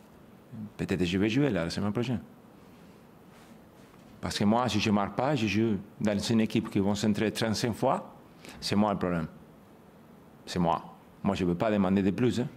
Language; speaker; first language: French; non-native, fluent; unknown